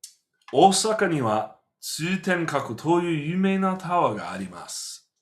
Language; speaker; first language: Japanese; non-native, fluent; English